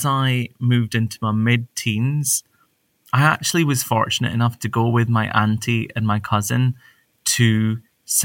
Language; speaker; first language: English; native; English